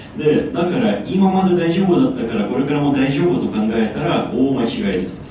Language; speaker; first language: Japanese; non-native, fluent; Ukrainian